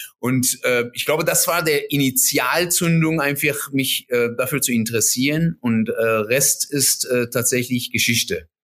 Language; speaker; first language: German; non-native, fluent; Persian